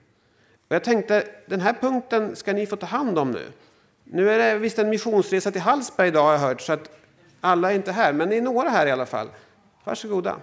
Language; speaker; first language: Swedish; native; Swedish